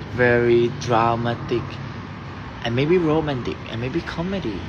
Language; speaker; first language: English; non-native, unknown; Thai